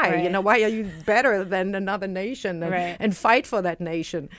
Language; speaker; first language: English; non-native, fluent; German